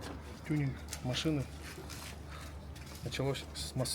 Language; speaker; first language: Russian; native; Russian